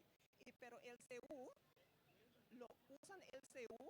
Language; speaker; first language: Spanish; non-native, fluent; Papiamento